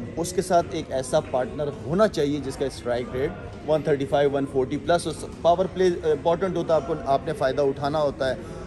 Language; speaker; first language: Urdu; non-native, local second language; Pashto